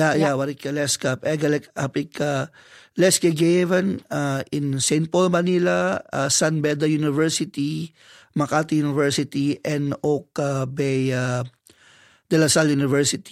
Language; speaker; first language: Dutch; non-native, fluent; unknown